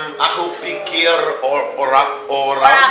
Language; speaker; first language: Indonesian; non-native, learner; English